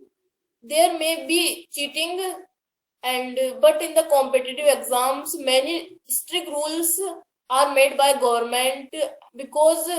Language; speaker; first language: English; non-native, learner; Hindi